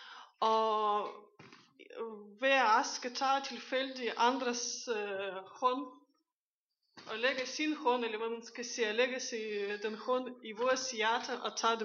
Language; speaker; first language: Danish; non-native, fluent; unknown